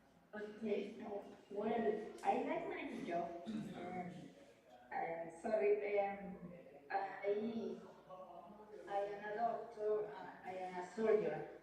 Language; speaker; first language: English; non-native, learner; Spanish